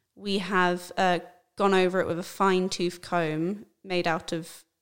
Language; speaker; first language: English; native; English